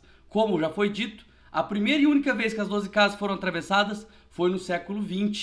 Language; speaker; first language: Portuguese; native; Portuguese